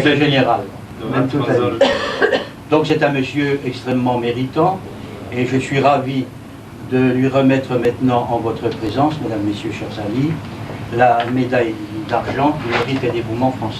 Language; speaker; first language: French; native; French